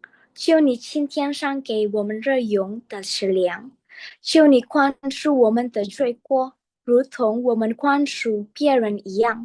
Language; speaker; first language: Chinese; non-native, learner; Indonesian